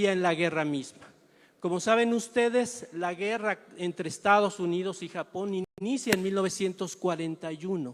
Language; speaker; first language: Spanish; native; Spanish